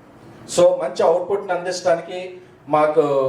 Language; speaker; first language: Telugu; native; Telugu